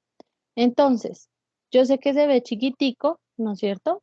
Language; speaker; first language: Spanish; native; Spanish